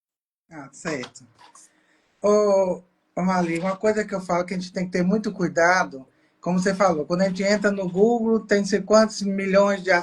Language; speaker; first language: Portuguese; native; Portuguese